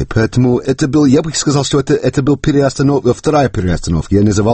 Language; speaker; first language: Russian; non-native, fluent; English